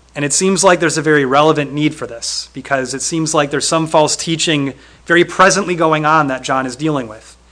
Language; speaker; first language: English; native; English